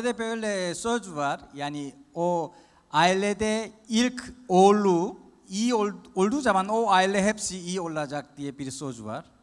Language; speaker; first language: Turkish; non-native, fluent; Korean